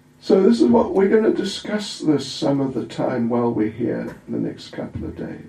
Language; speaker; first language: English; native; English